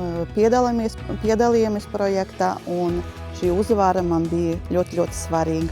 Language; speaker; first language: Latvian; non-native, local second language; Russian